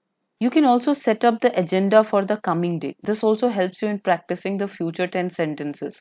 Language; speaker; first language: English; non-native, local second language; Hindi